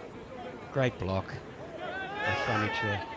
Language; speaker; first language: English; native; English